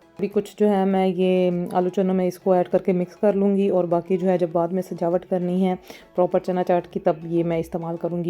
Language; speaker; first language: Urdu; non-native, local second language; Punjabi